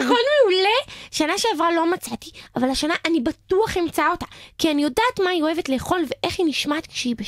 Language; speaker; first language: Hebrew; native; Hebrew